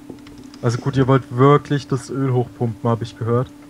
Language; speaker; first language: German; native; German